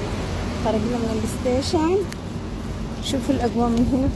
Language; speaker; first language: Arabic; native; Arabic